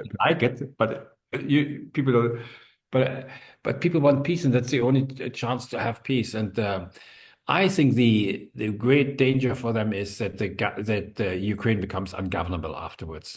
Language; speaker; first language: English; non-native, fluent; German